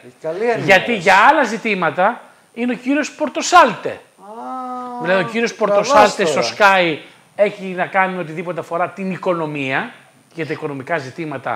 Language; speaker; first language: Greek; native; Greek